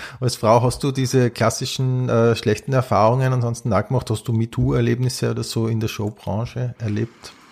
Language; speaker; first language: German; native; German